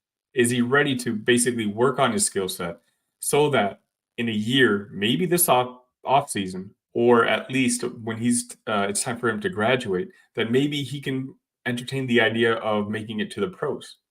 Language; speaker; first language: English; native; English